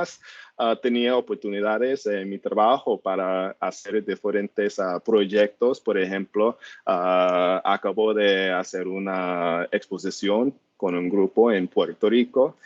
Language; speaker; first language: Spanish; non-native, learner; English